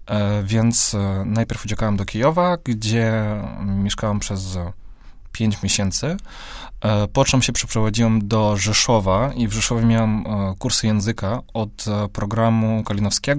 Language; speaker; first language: Polish; non-native, fluent; Russian